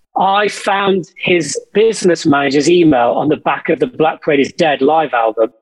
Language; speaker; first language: English; native; English